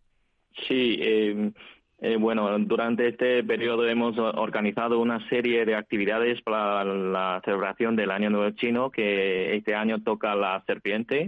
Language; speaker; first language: Spanish; non-native, fluent; Chinese